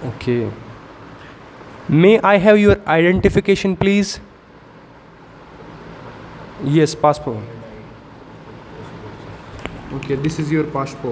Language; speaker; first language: English; non-native, local second language; Hindi